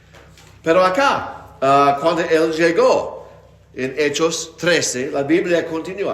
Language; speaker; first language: Spanish; non-native, fluent; English